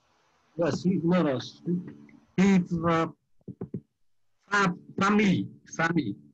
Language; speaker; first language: English; non-native, learner; Vietnamese